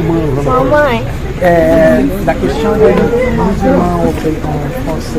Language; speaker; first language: French; non-native, fluent; Portuguese